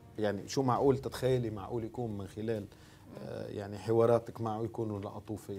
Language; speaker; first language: Arabic; native; Arabic